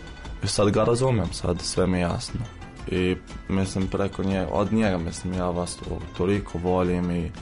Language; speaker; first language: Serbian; non-native, fluent; Arabic